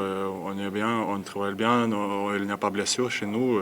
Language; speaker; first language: French; non-native, learner; Lithuanian